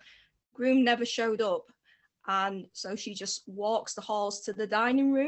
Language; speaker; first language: English; native; English